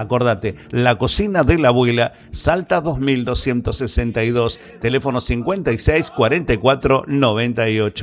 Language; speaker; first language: Spanish; native; Spanish